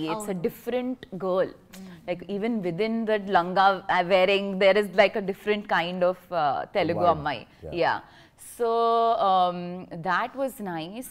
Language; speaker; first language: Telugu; non-native, local second language; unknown